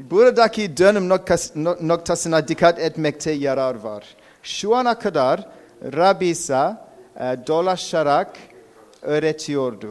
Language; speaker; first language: Turkish; non-native, fluent; English